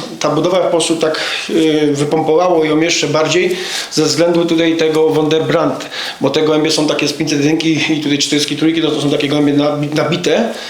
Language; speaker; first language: Polish; native; Polish